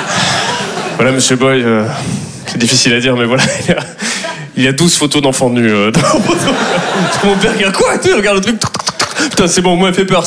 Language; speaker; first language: French; native; French